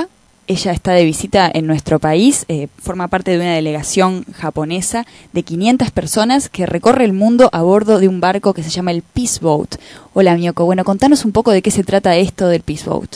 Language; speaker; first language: Spanish; native; Spanish